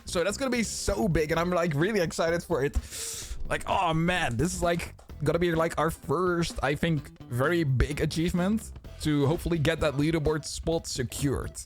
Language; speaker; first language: English; non-native, fluent; Dutch